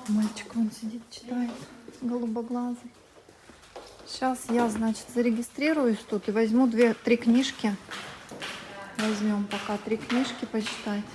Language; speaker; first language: Russian; native; Russian